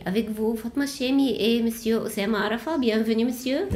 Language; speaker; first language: French; non-native, fluent; Arabic